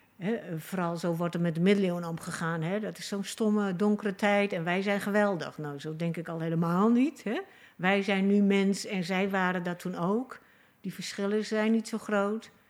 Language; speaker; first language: Dutch; native; Dutch